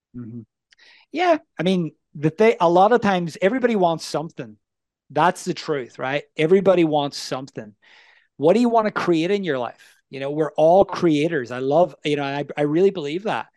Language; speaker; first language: English; native; English